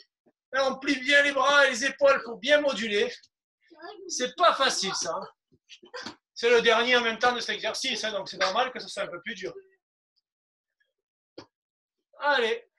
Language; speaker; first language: French; native; French